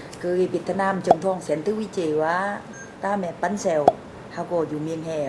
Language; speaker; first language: Korean; non-native, learner; Vietnamese